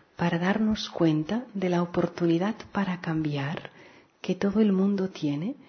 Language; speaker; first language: Spanish; non-native, local second language; Catalan